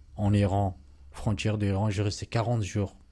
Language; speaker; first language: French; non-native, learner; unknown